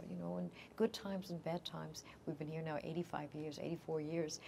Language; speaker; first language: English; native; English